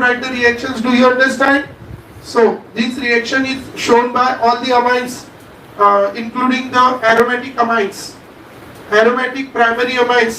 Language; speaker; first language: English; non-native, local second language; Marathi